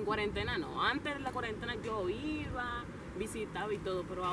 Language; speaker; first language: Spanish; native; Spanish